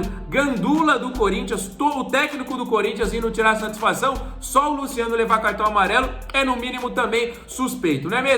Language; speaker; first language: Portuguese; native; Portuguese